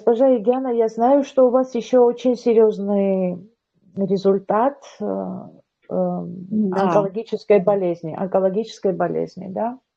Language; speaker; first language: Russian; non-native, local second language; Georgian